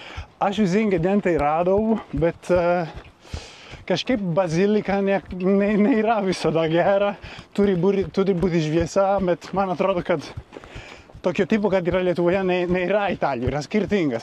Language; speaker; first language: Lithuanian; non-native, learner; Italian